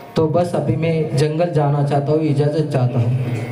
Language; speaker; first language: Hindi; non-native, local second language; Marathi